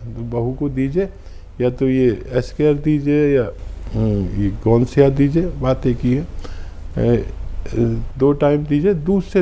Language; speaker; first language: Hindi; native; Hindi